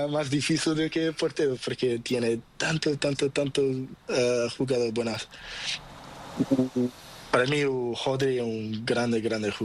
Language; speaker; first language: Spanish; non-native, learner; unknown